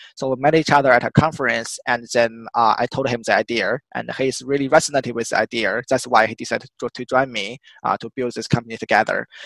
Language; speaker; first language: English; non-native, fluent; Chinese